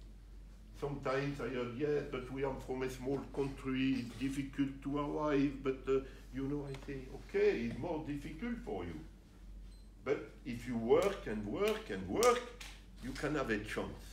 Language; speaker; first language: English; non-native, learner; French